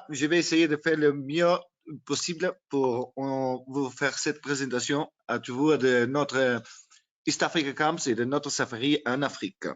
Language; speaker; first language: French; non-native, learner; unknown